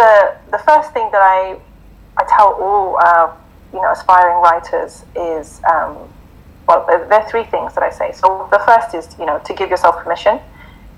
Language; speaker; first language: English; native; English